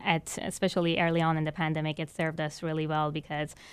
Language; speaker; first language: English; non-native, fluent; Persian